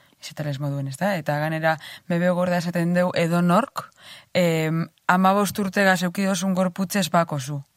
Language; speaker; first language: Basque; native; Basque